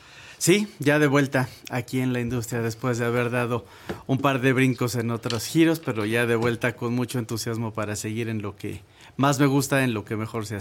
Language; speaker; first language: Spanish; native; Spanish